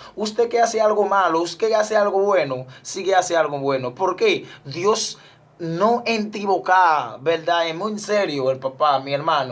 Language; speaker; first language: Spanish; non-native, learner; Haitian Creole